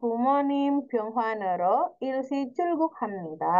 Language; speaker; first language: Korean; non-native, fluent; Indonesian